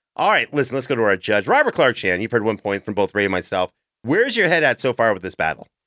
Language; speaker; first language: English; native; English